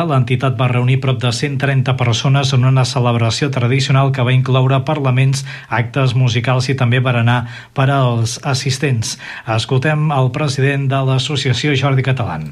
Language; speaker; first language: Catalan; native; Catalan